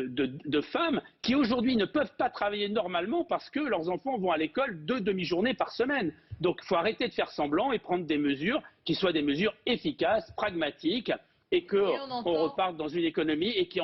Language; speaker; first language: French; native; French